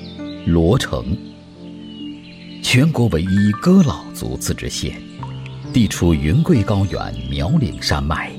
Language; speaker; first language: Chinese; native; Chinese